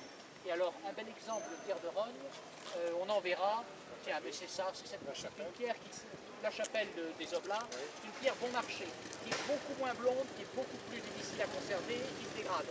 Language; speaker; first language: French; native; French